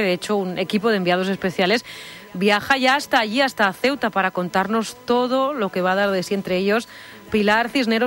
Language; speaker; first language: Spanish; native; Spanish